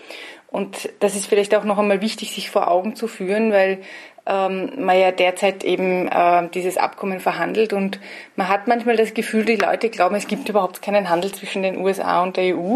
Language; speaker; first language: German; native; German